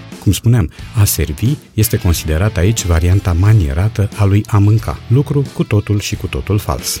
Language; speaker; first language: Romanian; native; Romanian